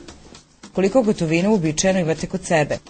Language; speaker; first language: Serbian; native; Serbian